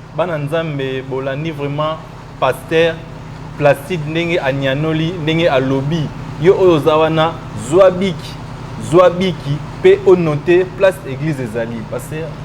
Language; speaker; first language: Lingala; non-native, local second language; Luba-Lulua